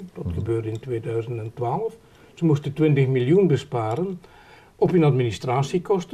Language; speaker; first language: Dutch; native; Dutch